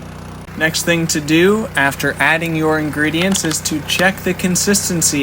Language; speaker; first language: English; native; English